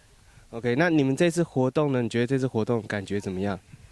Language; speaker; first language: Chinese; native; Chinese